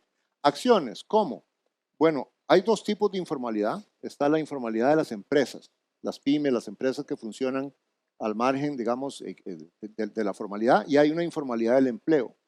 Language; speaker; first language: Spanish; native; Spanish